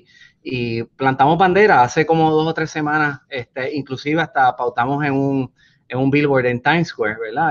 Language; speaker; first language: Spanish; native; Spanish